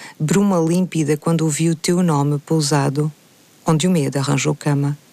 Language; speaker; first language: Portuguese; native; Portuguese